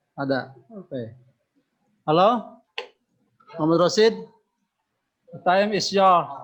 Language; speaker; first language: English; non-native, local second language; Indonesian